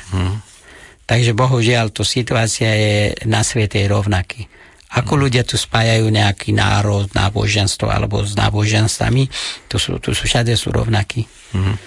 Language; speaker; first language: Slovak; non-native, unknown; Persian